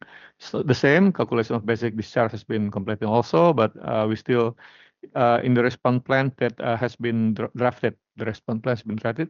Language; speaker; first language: English; non-native, learner; Indonesian